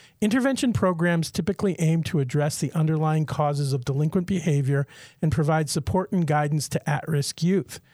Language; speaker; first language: English; native; English